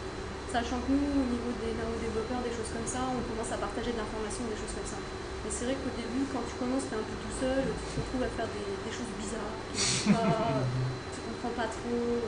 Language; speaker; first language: French; native; French